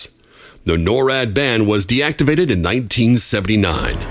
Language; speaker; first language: English; native; English